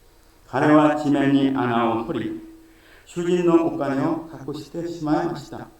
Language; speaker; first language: Japanese; non-native, fluent; Korean